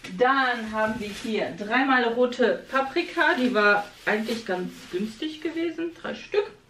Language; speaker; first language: German; early bilingual, other home language; Polish